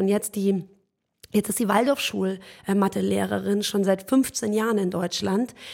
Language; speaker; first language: German; early bilingual, other home language; Persian